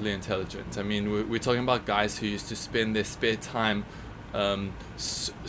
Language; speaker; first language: English; native; English